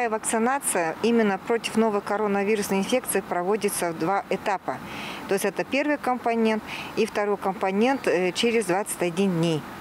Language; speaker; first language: Russian; non-native, local second language; Tuvinian